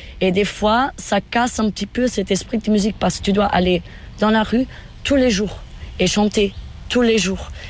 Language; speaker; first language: French; non-native, fluent; Portuguese